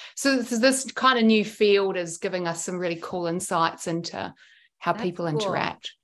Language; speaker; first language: English; native; English